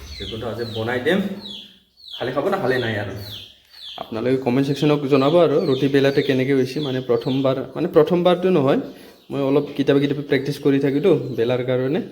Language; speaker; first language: Assamese; non-native, local second language; Bodo